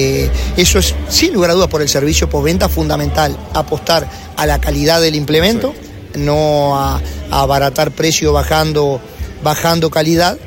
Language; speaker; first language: Spanish; native; Spanish